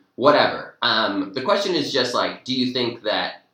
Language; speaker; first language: English; native; English